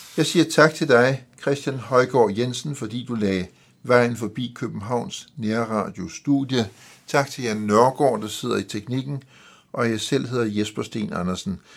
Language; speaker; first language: Danish; native; Danish